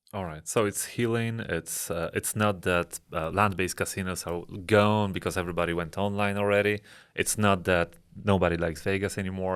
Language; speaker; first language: English; non-native, fluent; Polish